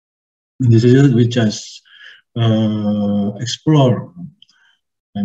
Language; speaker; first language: English; non-native, learner; Indonesian